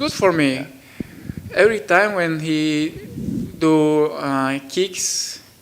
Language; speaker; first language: English; non-native, learner; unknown